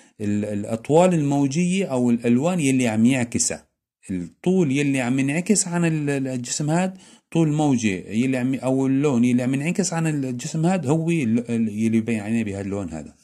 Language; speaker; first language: Arabic; native; Arabic